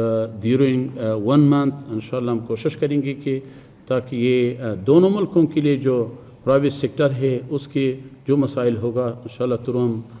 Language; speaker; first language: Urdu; non-native, fluent; Persian